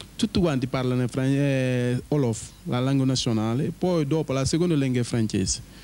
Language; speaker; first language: Italian; non-native, learner; Wolof